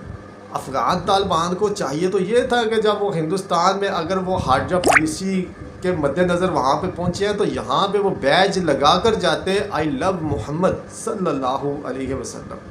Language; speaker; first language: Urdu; non-native, local second language; Punjabi